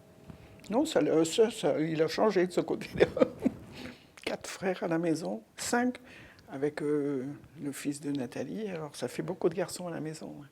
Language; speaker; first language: French; native; French